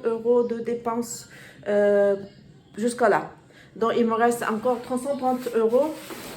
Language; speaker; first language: French; non-native, learner; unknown